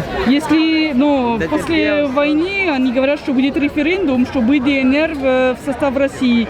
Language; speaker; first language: Russian; non-native, learner; French